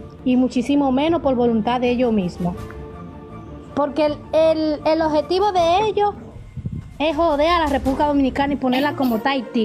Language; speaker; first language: Spanish; native; Spanish